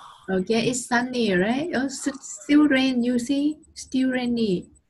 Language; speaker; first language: English; non-native, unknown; Vietnamese